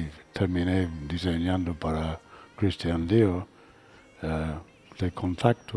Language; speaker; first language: Spanish; non-native, fluent; English